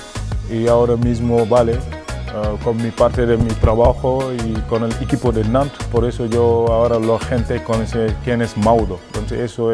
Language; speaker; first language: Spanish; non-native, fluent; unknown